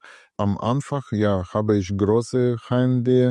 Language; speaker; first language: German; non-native, learner; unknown